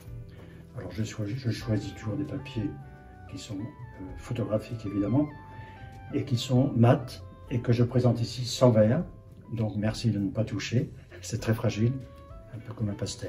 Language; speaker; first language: French; native; French